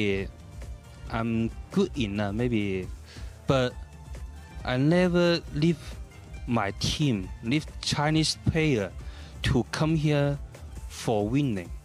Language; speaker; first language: English; non-native, learner; Chinese